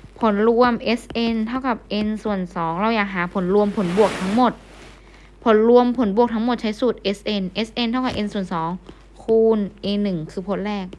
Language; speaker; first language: Thai; native; Thai